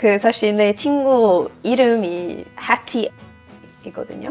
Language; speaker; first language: Korean; non-native, fluent; Swedish